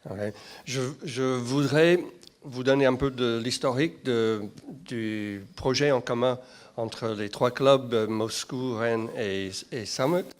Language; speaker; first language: French; non-native, fluent; English